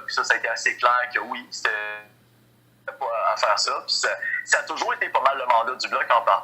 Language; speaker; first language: French; native; French